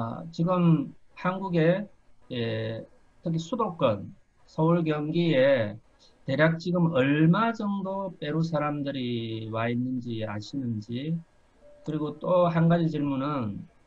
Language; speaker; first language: Korean; native; Korean